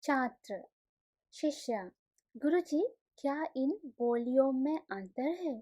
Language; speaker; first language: Hindi; non-native, fluent; Sinhala